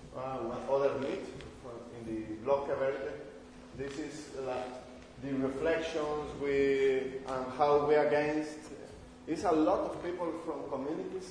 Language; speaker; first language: English; non-native, learner; Spanish